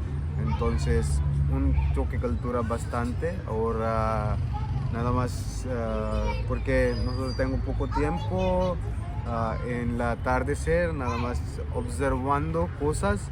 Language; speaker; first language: Spanish; non-native, learner; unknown